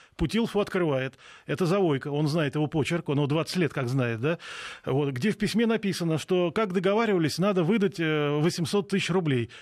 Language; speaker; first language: Russian; native; Russian